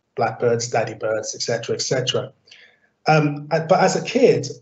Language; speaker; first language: English; native; English